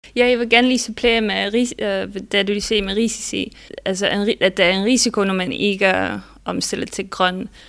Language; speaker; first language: Danish; non-native, fluent; Dutch